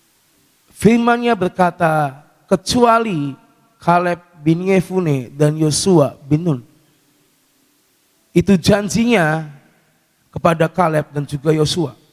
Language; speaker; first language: Indonesian; native; Indonesian